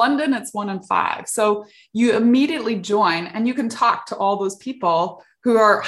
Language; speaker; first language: English; native; English